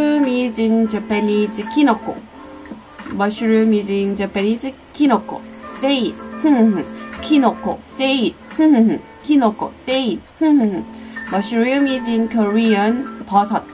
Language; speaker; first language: English; non-native, learner; Korean